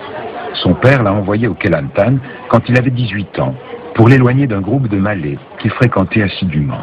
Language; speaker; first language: French; native; French